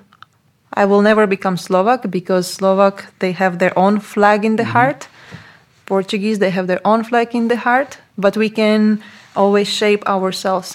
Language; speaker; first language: English; non-native, fluent; Latvian